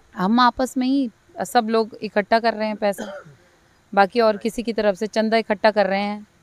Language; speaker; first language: Hindi; native; Hindi